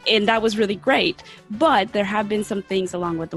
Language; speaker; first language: English; early bilingual, other home language; Spanish